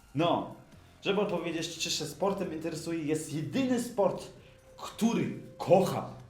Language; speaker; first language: Polish; early bilingual, heritage; Polish